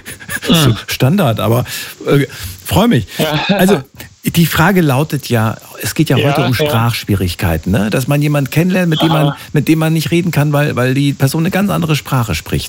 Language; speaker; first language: German; native; German